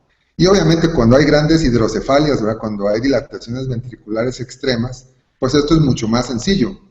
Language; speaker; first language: Spanish; native; Spanish